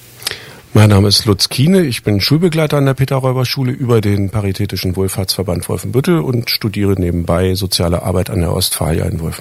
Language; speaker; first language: German; native; German